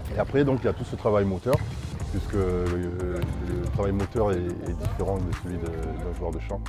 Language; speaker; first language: French; early bilingual, other home language; Dyula